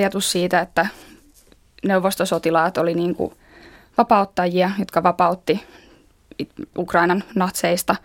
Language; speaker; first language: Finnish; native; Finnish